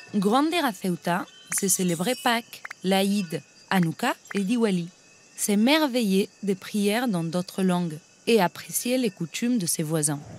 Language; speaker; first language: French; non-native, fluent; Spanish